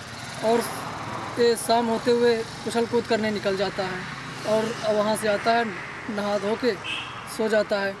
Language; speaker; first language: Hindi; native; Hindi